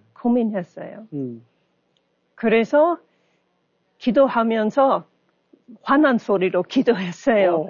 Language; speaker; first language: Korean; non-native, learner; English